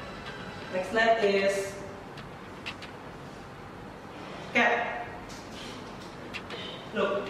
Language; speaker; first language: English; non-native, learner; Indonesian